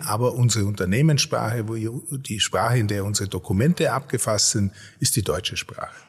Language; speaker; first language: German; native; German